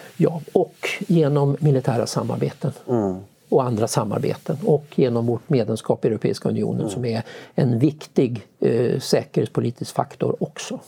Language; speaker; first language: Swedish; native; Swedish